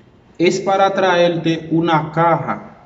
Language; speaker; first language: Spanish; non-native, fluent; Haitian Creole